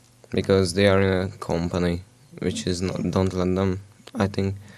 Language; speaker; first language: English; non-native, fluent; Hungarian